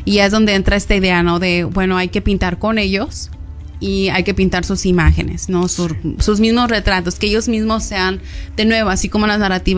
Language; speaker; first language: Spanish; early bilingual, heritage; Spanish